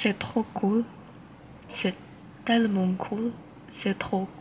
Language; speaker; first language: French; non-native, learner; Thai